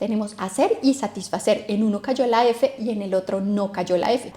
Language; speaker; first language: Spanish; native; Spanish